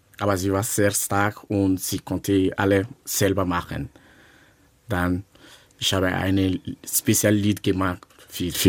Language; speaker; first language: German; non-native, learner; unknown